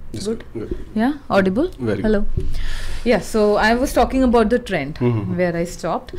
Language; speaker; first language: English; non-native, local second language; Malayalam